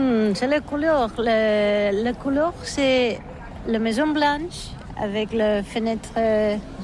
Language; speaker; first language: French; non-native, learner; Catalan